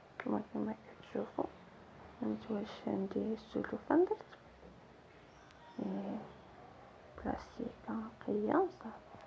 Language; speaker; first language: Arabic; native; Arabic